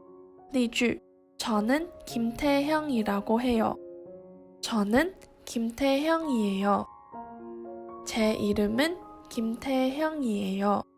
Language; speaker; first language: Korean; non-native, fluent; Chinese